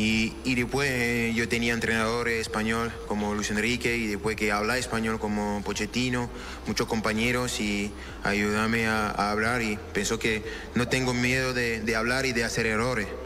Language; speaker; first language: Spanish; non-native, fluent; French